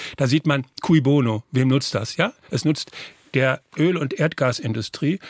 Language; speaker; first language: German; native; German